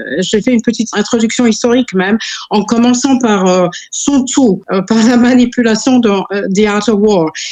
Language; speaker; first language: French; non-native, fluent; Serbian